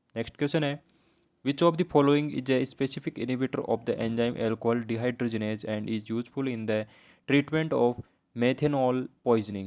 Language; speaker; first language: English; non-native, local second language; Hindi